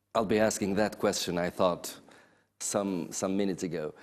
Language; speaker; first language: English; non-native, fluent; Albanian